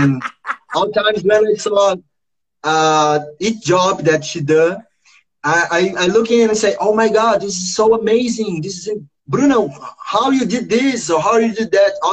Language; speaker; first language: English; non-native, learner; Portuguese